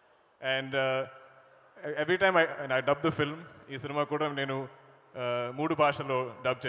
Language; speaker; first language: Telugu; non-native, learner; Malayalam